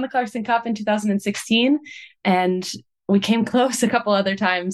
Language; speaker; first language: English; native; English